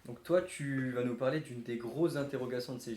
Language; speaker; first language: French; native; French